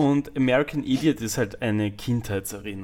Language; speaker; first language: German; native; German